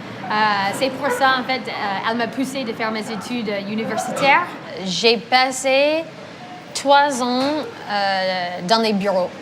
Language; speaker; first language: French; non-native, fluent; English